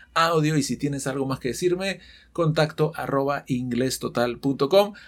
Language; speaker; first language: Spanish; native; Spanish